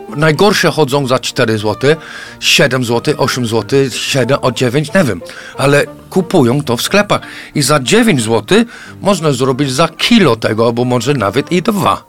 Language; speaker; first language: Polish; non-native, fluent; English